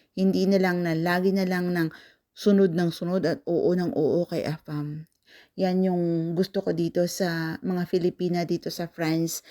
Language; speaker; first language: Filipino; non-native, local second language; Cebuano